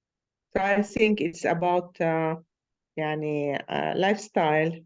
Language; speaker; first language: English; non-native, learner; Arabic